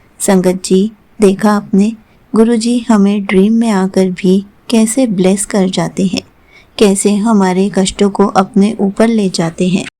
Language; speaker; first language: Hindi; native; Hindi